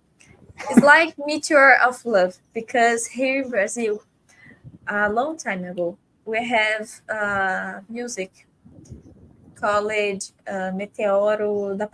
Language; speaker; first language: English; non-native, fluent; Portuguese